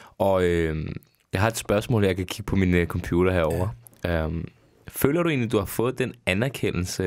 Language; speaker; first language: Danish; early bilingual, other home language; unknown